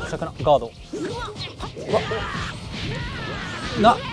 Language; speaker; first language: Japanese; native; Japanese